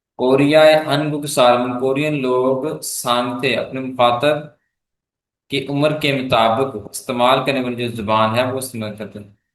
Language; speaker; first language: Urdu; native; Urdu